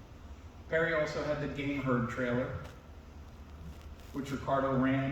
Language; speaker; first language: English; native; English